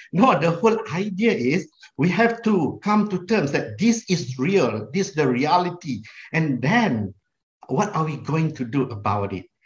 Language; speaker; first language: English; non-native, local second language; Malay